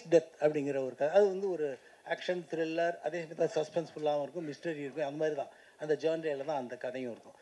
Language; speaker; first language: Tamil; native; Tamil